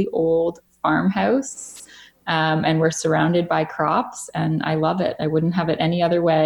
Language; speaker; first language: English; native; English